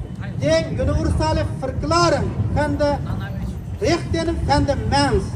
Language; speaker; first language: Dutch; non-native, learner; Uyghur